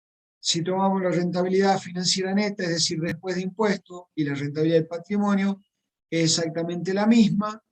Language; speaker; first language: Spanish; native; Spanish